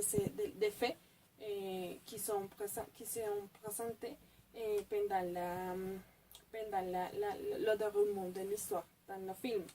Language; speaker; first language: French; non-native, fluent; Spanish